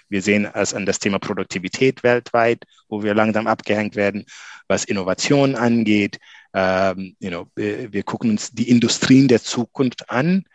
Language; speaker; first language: German; non-native, fluent; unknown